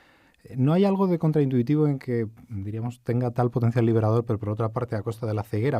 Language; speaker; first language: Spanish; native; Spanish